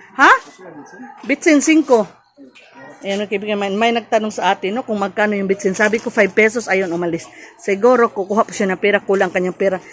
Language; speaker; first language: Filipino; non-native, local second language; Cebuano